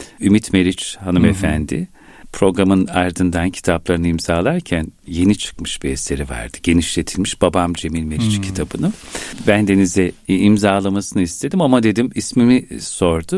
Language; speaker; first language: Turkish; native; Turkish